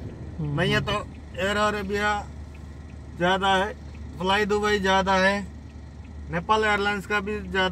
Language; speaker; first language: Hindi; non-native, learner; Nepali